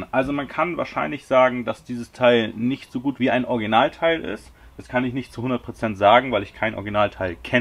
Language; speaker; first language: German; native; German